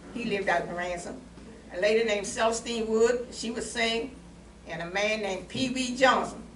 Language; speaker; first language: English; native; English